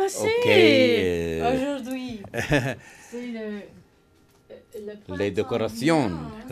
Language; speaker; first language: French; non-native, learner; English